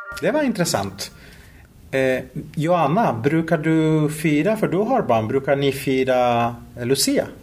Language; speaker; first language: Swedish; non-native, fluent; Spanish